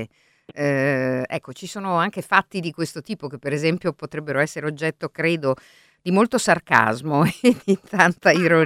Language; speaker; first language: Italian; native; Italian